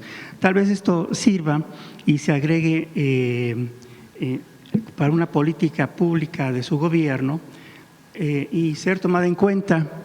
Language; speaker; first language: Spanish; native; Spanish